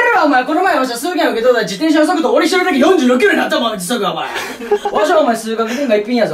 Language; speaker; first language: Japanese; native; Japanese